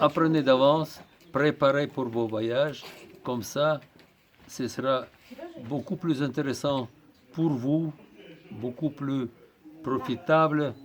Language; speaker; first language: French; non-native, fluent; Russian